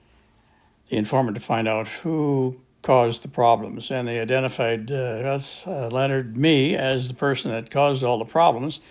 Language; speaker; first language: English; native; English